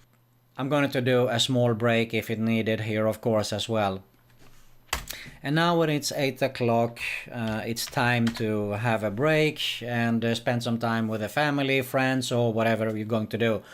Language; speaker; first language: English; non-native, fluent; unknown